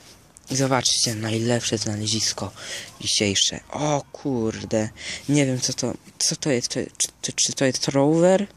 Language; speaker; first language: Polish; early bilingual, heritage; Polish